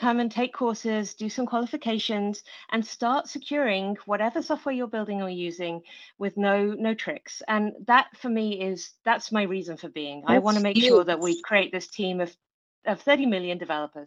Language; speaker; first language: English; native; English